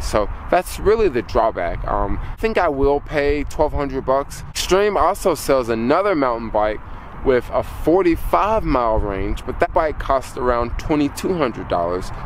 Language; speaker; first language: English; native; English